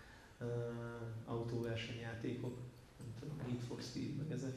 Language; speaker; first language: Hungarian; native; Hungarian